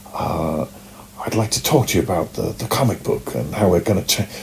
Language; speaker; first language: English; native; English